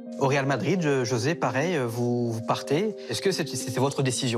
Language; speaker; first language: French; native; French